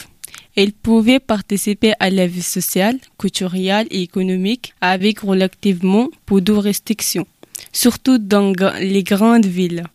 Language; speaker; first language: French; non-native, learner; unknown